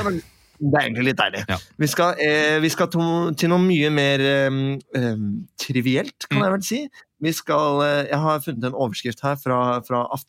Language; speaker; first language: Norwegian; native; Norwegian